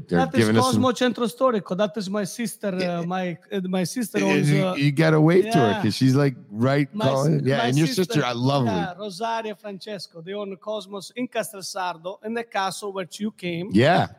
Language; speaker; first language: English; non-native, fluent; Italian